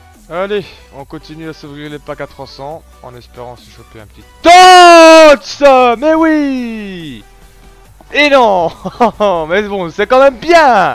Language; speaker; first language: French; native; French